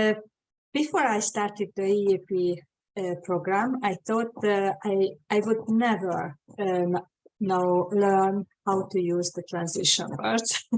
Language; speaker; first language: English; non-native, fluent; Hungarian